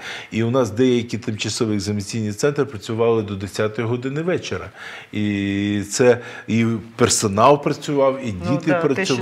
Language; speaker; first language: Ukrainian; native; Ukrainian